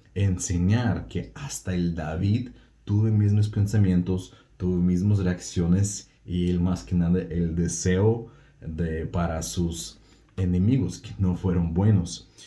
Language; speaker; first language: Spanish; non-native, fluent; Russian